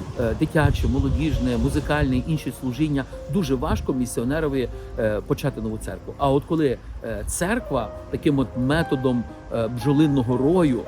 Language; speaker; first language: Ukrainian; native; Ukrainian